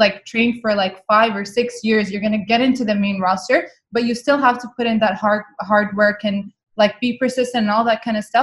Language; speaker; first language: English; non-native, fluent; Arabic